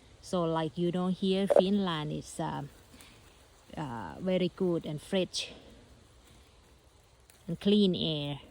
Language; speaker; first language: English; non-native, learner; Thai